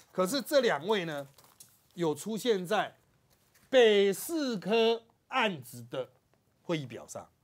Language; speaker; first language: Chinese; native; Chinese